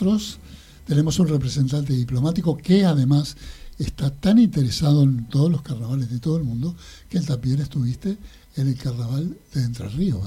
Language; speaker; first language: Spanish; native; Spanish